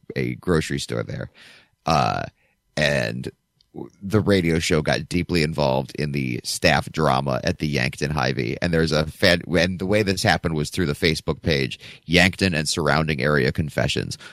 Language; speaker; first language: English; native; English